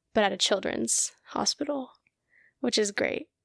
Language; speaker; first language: English; early bilingual, other home language; Russian